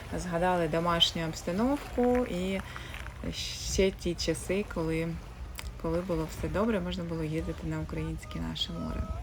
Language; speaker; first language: Ukrainian; native; Ukrainian